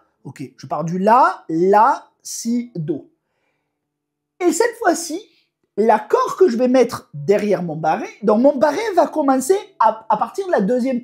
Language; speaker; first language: French; native; French